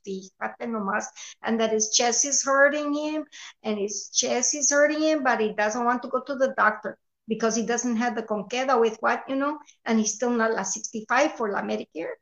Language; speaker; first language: English; early bilingual, other home language; Spanish